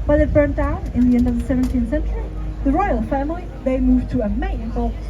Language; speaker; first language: English; non-native, fluent; Danish